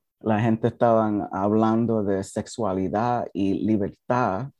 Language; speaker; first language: Spanish; early bilingual, heritage; English